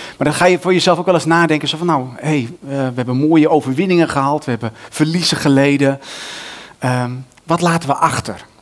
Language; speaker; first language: Dutch; native; Dutch